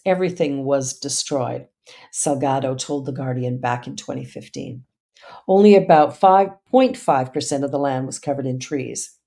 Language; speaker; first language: English; native; English